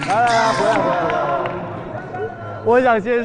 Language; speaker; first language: Chinese; native; Chinese